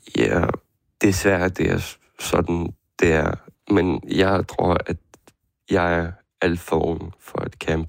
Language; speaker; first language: Danish; non-native, learner; Ukrainian